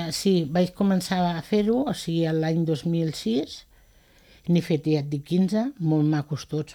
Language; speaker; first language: Catalan; non-native, local second language; Spanish